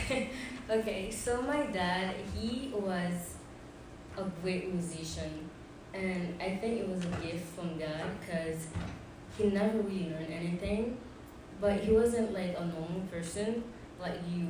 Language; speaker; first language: English; non-native, fluent; Haitian Creole